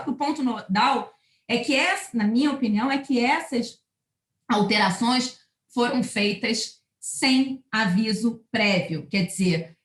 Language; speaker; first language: Portuguese; native; Portuguese